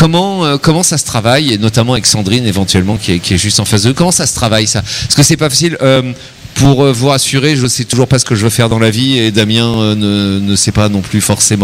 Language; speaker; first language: French; native; French